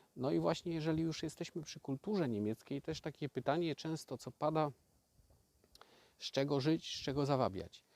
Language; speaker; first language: Polish; native; Polish